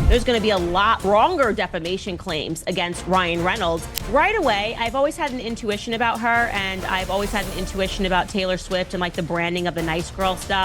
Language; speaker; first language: English; native; English